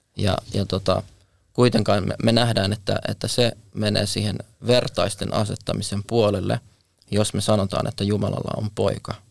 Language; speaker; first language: Finnish; native; Finnish